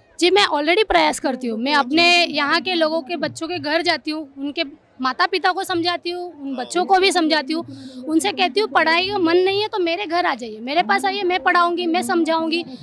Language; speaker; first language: Hindi; non-native, local second language; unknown